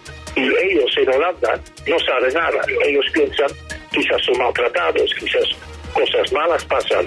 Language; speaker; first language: Spanish; non-native, learner; Dutch